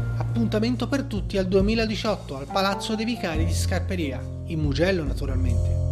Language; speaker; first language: Italian; native; Italian